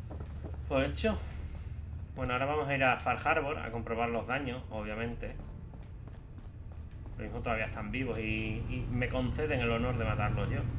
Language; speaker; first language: Spanish; native; Spanish